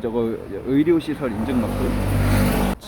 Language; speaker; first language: Korean; native; Korean